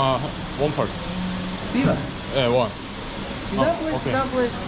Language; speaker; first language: English; non-native, learner; Korean